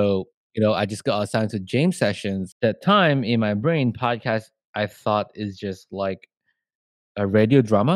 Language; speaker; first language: English; non-native, local second language; Chinese